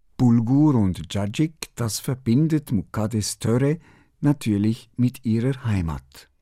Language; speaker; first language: German; native; German